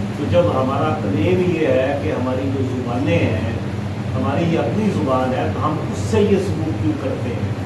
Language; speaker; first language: Urdu; non-native, local second language; Punjabi